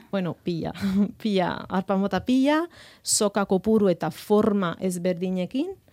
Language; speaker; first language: Basque; non-native, fluent; Italian